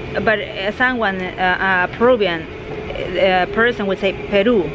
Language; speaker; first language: English; non-native, fluent; Spanish